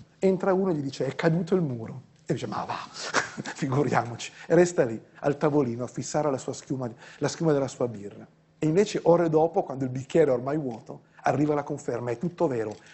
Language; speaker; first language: Italian; native; Italian